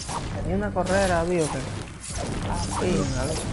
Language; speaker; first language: Spanish; native; Spanish